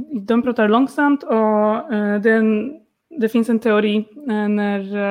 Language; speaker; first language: Swedish; non-native, learner; Polish